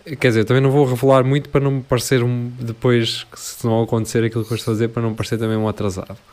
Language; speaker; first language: Portuguese; native; Portuguese